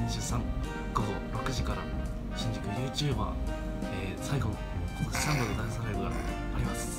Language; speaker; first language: Japanese; non-native, fluent; Korean